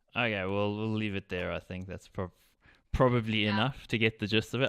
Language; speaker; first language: English; native; English